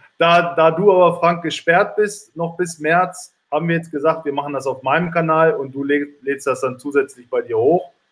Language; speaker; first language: German; early bilingual, other home language; Turkish